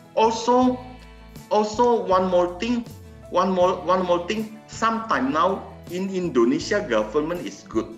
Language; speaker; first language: English; non-native, learner; Indonesian